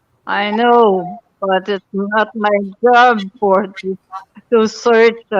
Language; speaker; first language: English; non-native, local second language; French